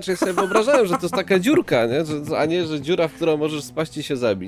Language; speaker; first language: Polish; native; Polish